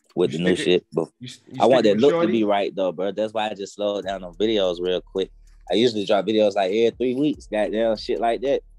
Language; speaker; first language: English; native; English